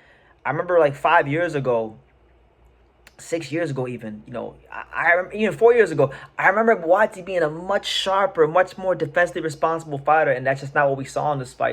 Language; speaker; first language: English; native; English